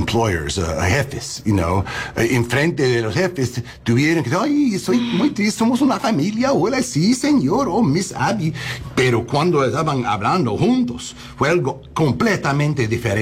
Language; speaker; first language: Spanish; non-native, learner; English